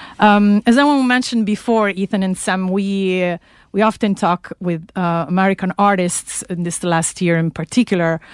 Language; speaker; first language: English; non-native, fluent; Italian